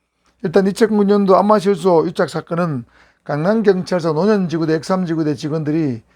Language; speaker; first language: Korean; native; Korean